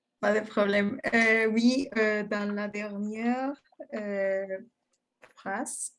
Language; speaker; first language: French; non-native, learner; Spanish